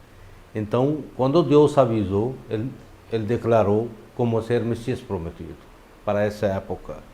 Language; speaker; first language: Portuguese; non-native, fluent; Urdu